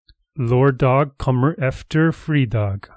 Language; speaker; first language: Swedish; non-native, learner; English